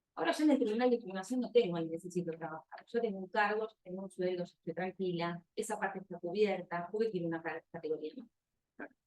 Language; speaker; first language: Spanish; native; Spanish